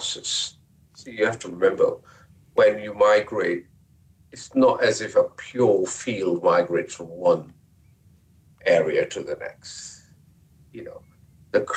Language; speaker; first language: English; non-native, local second language; Punjabi